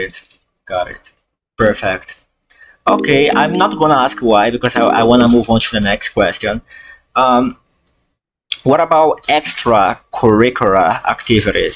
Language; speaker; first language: English; non-native, fluent; Portuguese